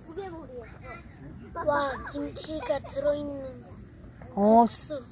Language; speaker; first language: Korean; early bilingual, other home language; English